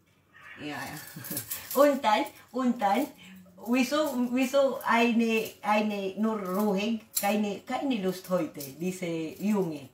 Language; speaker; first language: German; non-native, learner; Waray